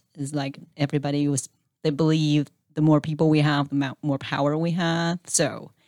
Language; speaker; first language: English; non-native, fluent; Chinese